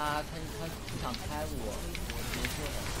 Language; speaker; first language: Chinese; native; Chinese